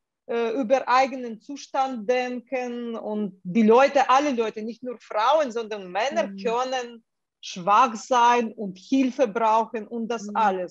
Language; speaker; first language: German; non-native, fluent; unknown